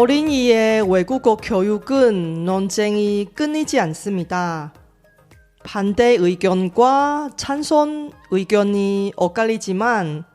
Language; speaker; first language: Korean; non-native, fluent; Chinese